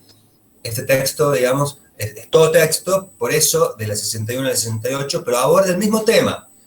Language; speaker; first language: Spanish; native; Spanish